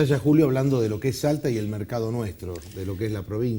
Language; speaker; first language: Spanish; native; Spanish